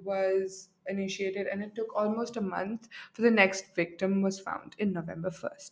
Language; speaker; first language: English; non-native, local second language; Arabic